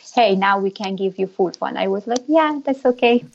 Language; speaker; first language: English; non-native, fluent; Persian